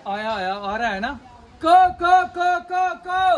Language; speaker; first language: Hindi; native; Hindi